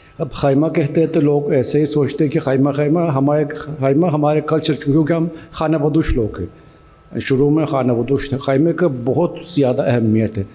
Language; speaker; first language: Urdu; non-native, fluent; Turkish